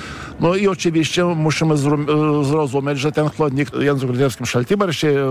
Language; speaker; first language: Polish; non-native, fluent; Lithuanian